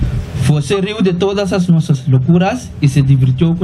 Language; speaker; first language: Portuguese; non-native, learner; Papiamento